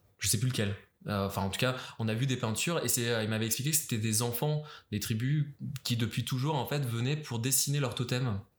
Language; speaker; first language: French; native; French